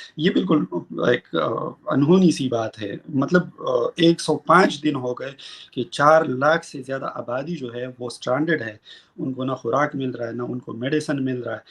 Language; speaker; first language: Urdu; non-native, local second language; Pashto